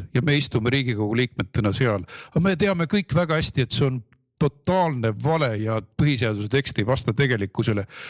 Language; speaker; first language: Estonian; native; Estonian